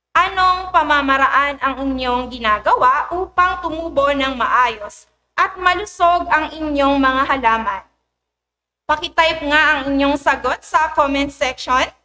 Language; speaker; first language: Filipino; native; Filipino